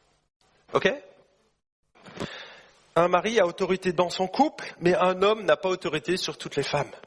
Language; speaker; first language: French; native; French